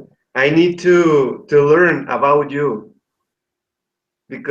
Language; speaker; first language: English; non-native, learner; Spanish